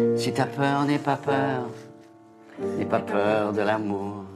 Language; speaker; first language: French; native; French